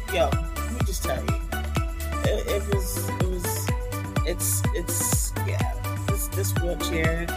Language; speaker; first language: English; non-native, fluent; Spanish